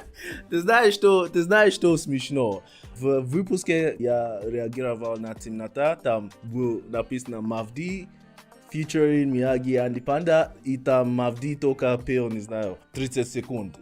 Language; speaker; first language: Russian; non-native, fluent; English